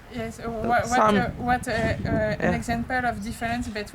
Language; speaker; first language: English; non-native, learner; French